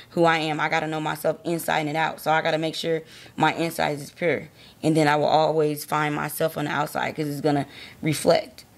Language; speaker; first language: English; native; English